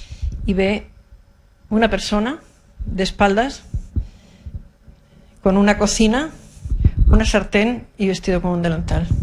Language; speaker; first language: Spanish; native; Spanish